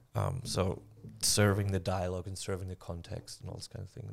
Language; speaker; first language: English; non-native, fluent; German